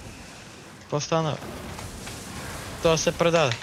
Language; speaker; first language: Bulgarian; native; Bulgarian